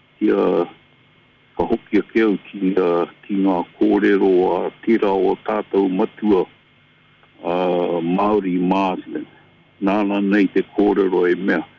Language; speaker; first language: Māori; non-native, local second language; English